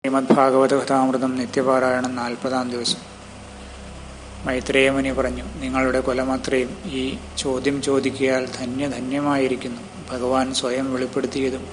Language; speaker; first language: Malayalam; native; Malayalam